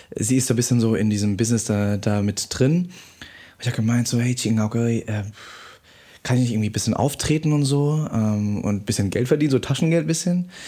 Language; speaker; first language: German; native; German